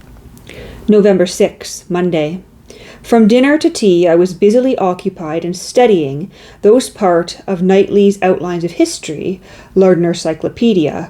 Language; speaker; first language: English; native; English